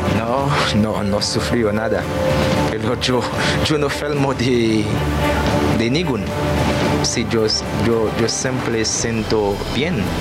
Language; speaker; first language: Spanish; non-native, learner; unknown